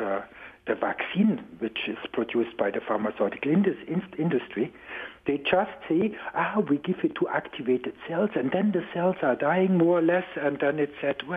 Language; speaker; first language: English; non-native, fluent; German